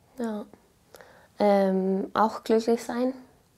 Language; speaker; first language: German; non-native, learner; Icelandic